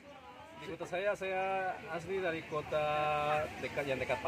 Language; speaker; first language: Indonesian; non-native, learner; Spanish